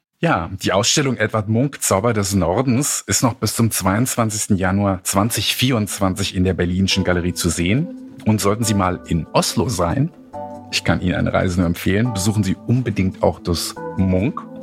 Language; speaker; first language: German; native; German